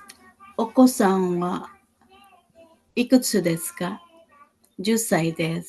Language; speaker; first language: Japanese; non-native, learner; Filipino